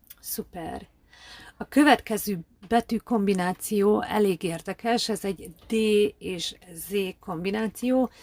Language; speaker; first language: Hungarian; native; Hungarian